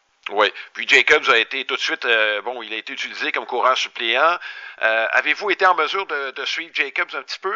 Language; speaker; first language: French; native; French